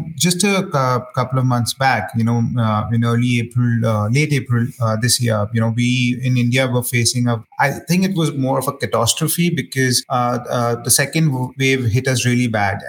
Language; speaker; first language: English; non-native, local second language; Hindi